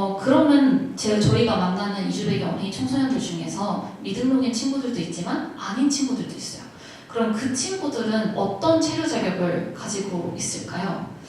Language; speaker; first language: Korean; early bilingual, other home language; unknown